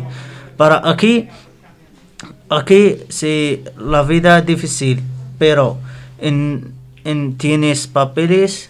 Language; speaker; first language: Spanish; non-native, learner; Arabic